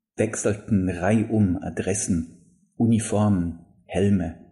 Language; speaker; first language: German; non-native, fluent; English